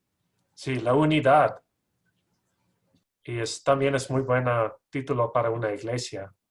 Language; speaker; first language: Spanish; non-native, learner; English